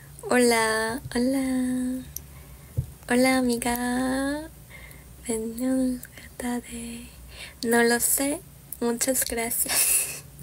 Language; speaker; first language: Spanish; non-native, learner; Georgian